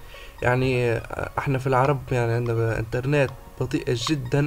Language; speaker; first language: Arabic; native; Arabic